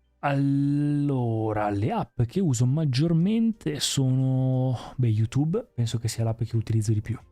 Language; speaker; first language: Italian; native; Italian